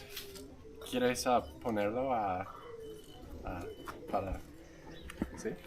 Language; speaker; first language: Spanish; non-native, learner; English